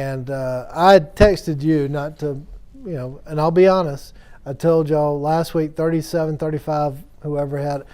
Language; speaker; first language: English; native; English